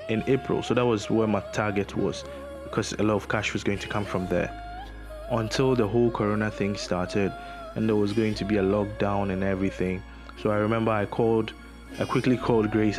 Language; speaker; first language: English; non-native, local second language; Akan